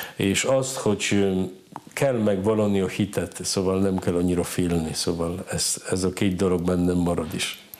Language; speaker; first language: Hungarian; non-native, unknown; Polish